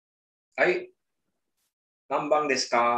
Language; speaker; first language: Japanese; non-native, learner; Indonesian